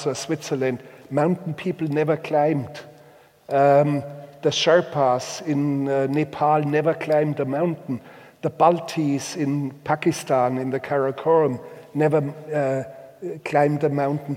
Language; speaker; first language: English; non-native, fluent; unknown